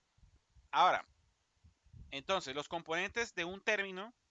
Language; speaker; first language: Spanish; native; Spanish